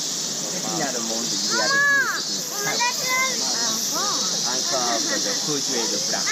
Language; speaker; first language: French; non-native, learner; Japanese